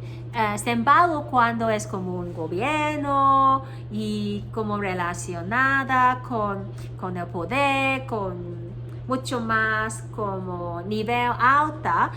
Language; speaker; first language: Spanish; non-native, learner; Cantonese